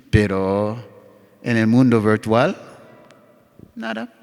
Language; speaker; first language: Spanish; non-native, fluent; English